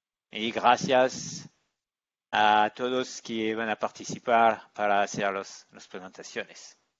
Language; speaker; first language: Spanish; non-native, learner; English